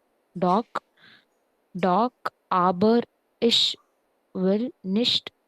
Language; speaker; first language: German; non-native, learner; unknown